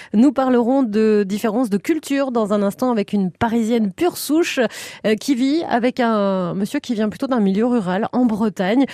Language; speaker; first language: French; native; French